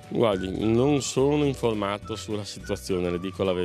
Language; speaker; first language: Italian; native; Italian